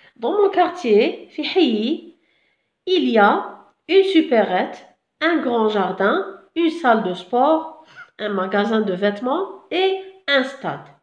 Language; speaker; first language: French; non-native, local second language; Arabic